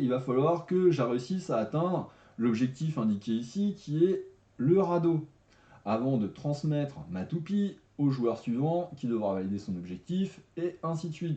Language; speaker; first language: French; native; French